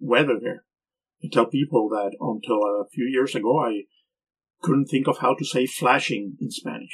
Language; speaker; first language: English; non-native, fluent; Spanish